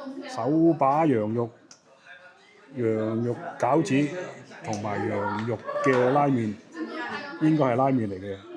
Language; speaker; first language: Cantonese; native; Cantonese